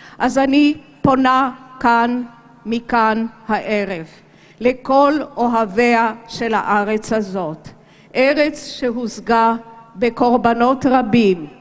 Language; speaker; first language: Hebrew; early bilingual, other home language; Romanian